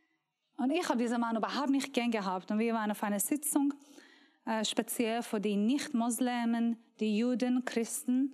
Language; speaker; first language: German; non-native, learner; Persian